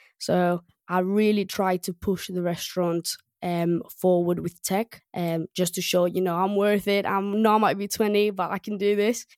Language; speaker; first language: English; non-native, fluent; Greek